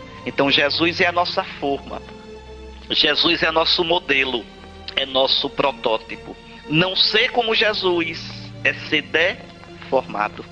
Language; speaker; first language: Portuguese; native; Portuguese